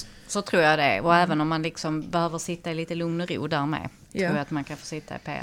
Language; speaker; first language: Swedish; native; Swedish